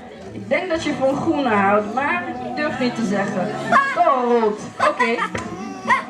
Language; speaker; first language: Dutch; non-native, fluent; Lingala